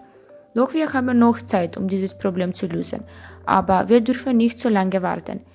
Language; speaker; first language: German; non-native, learner; Macedonian